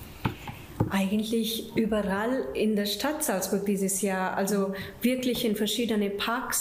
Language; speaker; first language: German; non-native, fluent; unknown